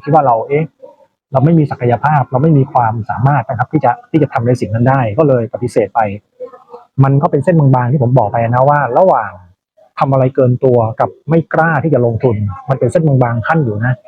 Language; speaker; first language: Thai; native; Thai